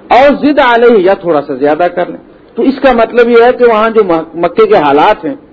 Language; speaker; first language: Urdu; non-native, local second language; Punjabi